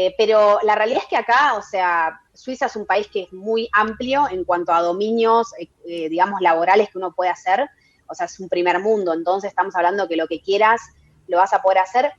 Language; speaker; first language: Spanish; native; Spanish